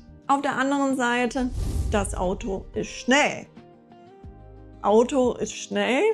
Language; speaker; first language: German; non-native, fluent; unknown